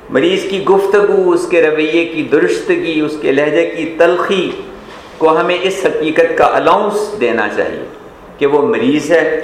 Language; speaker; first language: Urdu; non-native, local second language; Punjabi